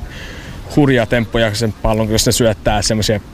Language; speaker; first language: Finnish; non-native, fluent; English